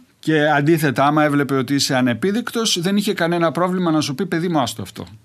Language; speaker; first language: Greek; native; Greek